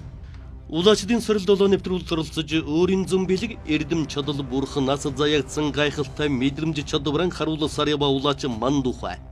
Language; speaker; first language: Mongolian; native; Mongolian